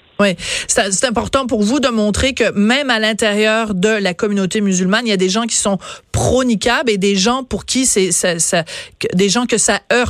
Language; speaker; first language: French; native; French